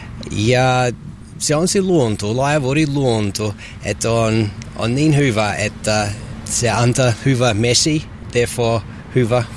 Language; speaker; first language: Finnish; non-native, learner; English